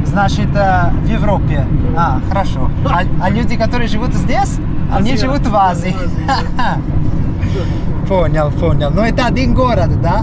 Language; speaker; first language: Russian; non-native, learner; English